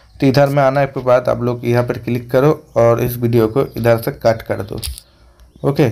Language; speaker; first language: Hindi; non-native, local second language; Bangla